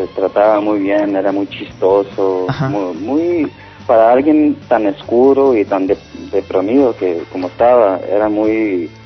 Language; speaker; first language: Spanish; early bilingual, heritage; Spanish